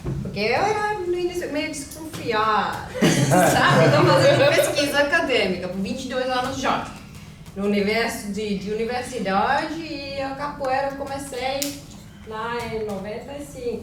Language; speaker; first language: Portuguese; non-native, fluent; Finnish